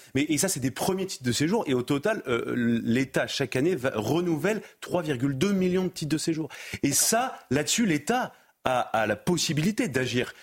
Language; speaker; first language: French; native; French